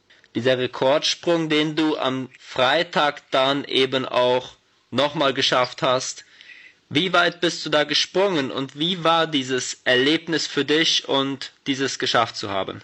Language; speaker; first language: German; native; German